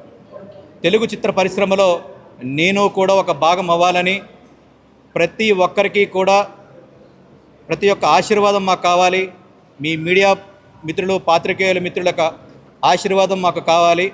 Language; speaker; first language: Telugu; native; Telugu